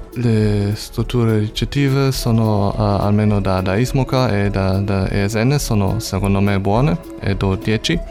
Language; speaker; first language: Italian; non-native, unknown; German